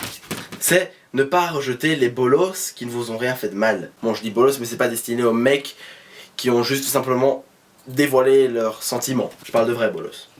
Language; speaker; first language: French; native; French